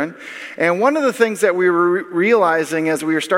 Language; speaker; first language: English; native; English